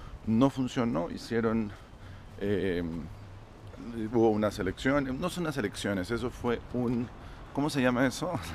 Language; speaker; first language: Spanish; native; Spanish